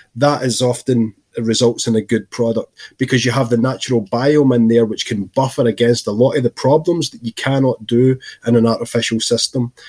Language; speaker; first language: English; native; English